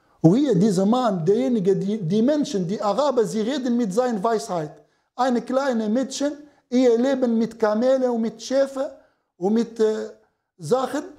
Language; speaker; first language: German; non-native, learner; Arabic